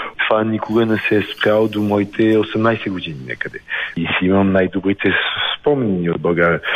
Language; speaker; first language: Bulgarian; early bilingual, heritage; Bulgarian